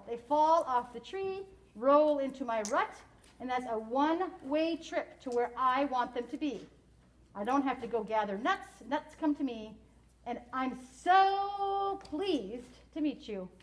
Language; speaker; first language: English; native; English